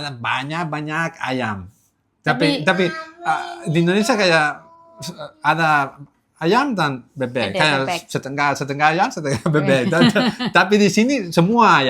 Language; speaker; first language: Indonesian; non-native, learner; Catalan